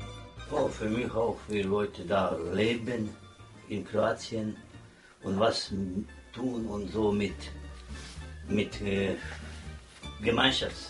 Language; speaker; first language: German; non-native, learner; Croatian